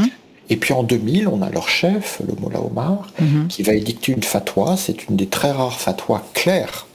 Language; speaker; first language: French; native; French